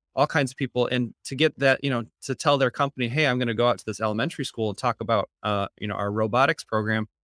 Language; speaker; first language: English; native; English